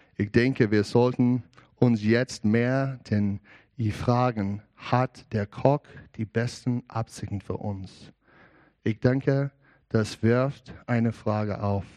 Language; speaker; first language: German; non-native, learner; English